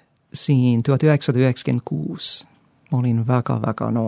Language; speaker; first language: Estonian; non-native, fluent; English